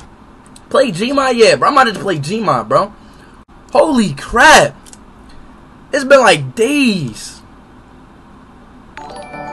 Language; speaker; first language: English; native; English